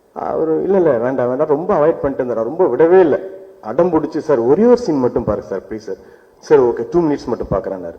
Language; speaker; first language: Tamil; native; Tamil